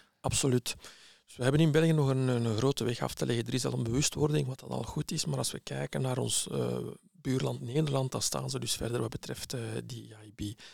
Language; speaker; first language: Dutch; early bilingual, other home language; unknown